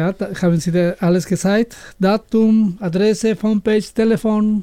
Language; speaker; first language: German; non-native, learner; Spanish